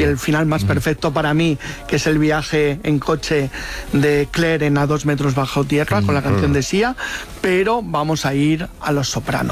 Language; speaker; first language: Spanish; native; Spanish